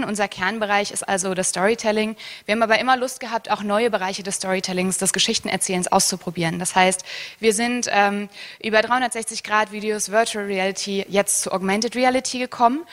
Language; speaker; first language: German; native; German